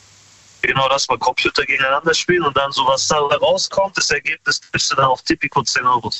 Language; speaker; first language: German; early bilingual, other home language; Kurdish